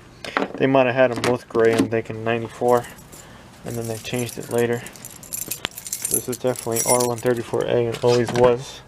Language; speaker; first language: English; native; English